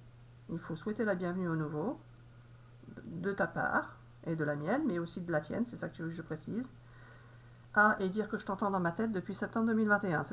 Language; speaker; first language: French; native; French